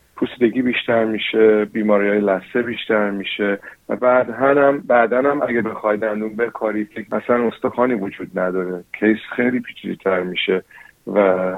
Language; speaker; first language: Persian; early bilingual, heritage; Persian